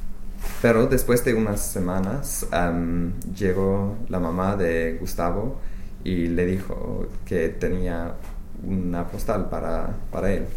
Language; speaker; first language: Spanish; non-native, fluent; English